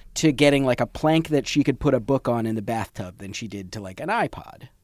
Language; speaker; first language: English; native; English